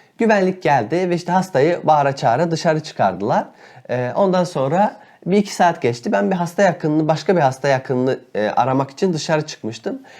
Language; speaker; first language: Turkish; native; Turkish